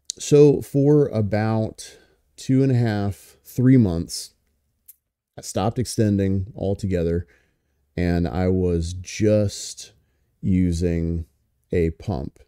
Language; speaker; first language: English; native; English